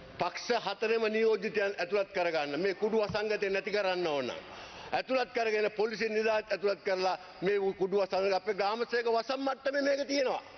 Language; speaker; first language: Sinhala; native; Sinhala